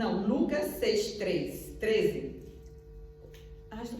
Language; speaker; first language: German; non-native, learner; Portuguese